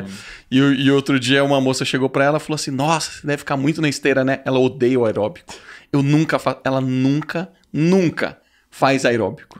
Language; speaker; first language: Portuguese; native; Portuguese